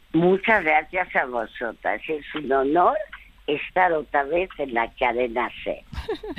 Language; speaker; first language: Spanish; early bilingual, other home language; French